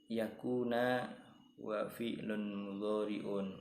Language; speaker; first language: Arabic; non-native, learner; Indonesian